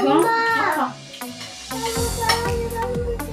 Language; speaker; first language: Korean; non-native, fluent; Filipino